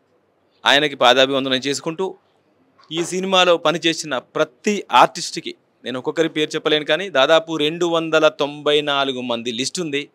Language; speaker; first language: Telugu; native; Telugu